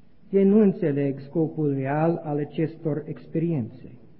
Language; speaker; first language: Romanian; non-native, learner; English